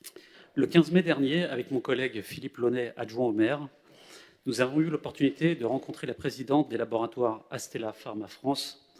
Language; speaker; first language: French; native; French